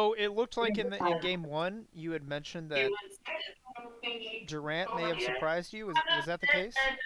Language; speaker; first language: English; native; English